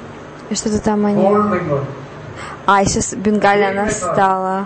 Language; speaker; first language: Russian; non-native, learner; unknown